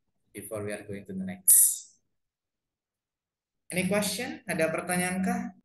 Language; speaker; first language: English; non-native, fluent; Indonesian